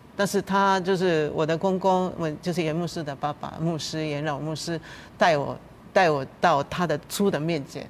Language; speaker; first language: Chinese; non-native, fluent; Japanese